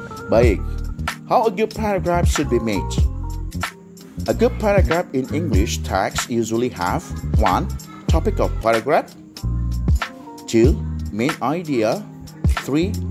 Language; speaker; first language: English; non-native, fluent; Indonesian